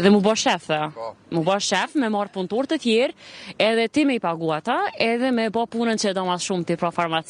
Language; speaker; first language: Albanian; native; Albanian